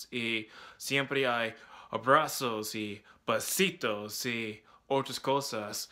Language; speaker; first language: Spanish; non-native, learner; English